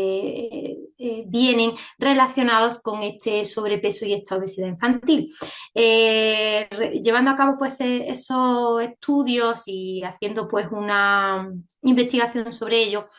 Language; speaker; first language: Spanish; native; Spanish